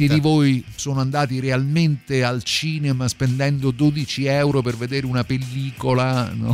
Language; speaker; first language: Italian; native; Italian